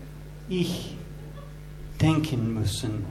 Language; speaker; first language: German; non-native, learner; English